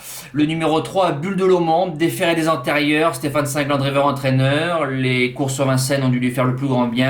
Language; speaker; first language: French; native; French